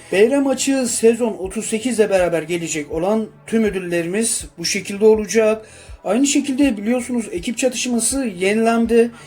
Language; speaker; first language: Turkish; native; Turkish